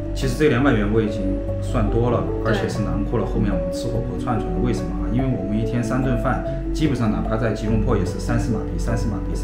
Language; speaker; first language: Chinese; native; Chinese